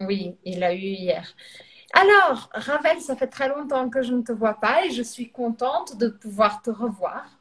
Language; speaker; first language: French; non-native, fluent; Portuguese